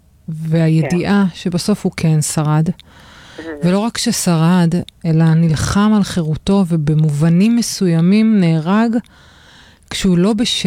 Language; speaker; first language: Hebrew; native; Hebrew